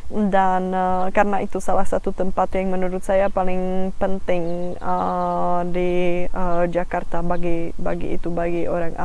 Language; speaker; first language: Indonesian; non-native, fluent; Czech